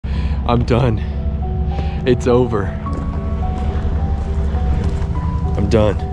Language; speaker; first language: English; native; English